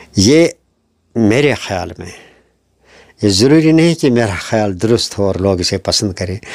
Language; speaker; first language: Hindi; non-native, local second language; Kashmiri